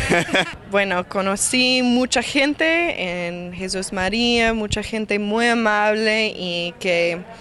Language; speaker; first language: Spanish; non-native, learner; English